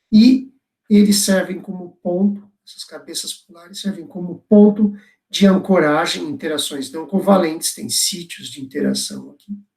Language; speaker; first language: Portuguese; native; Portuguese